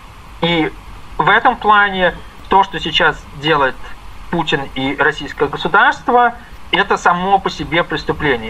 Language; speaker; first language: Russian; native; Russian